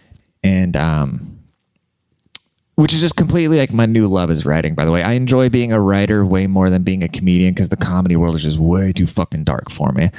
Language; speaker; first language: English; native; English